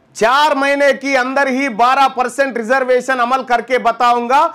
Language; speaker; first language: Hindi; non-native, local second language; Telugu